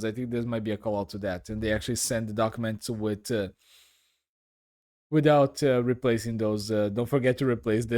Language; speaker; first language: English; non-native, fluent; Portuguese